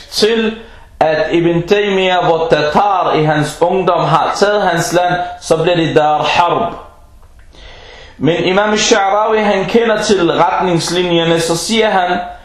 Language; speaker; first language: Danish; early bilingual, other home language; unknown